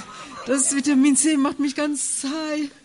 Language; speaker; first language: German; native; German